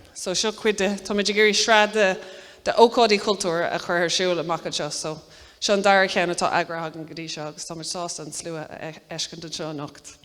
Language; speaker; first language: Irish; native; Irish